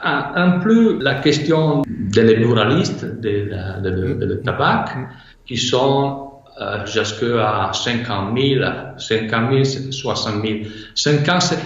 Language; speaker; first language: French; non-native, fluent; Italian